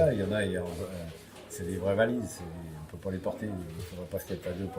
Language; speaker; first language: French; native; French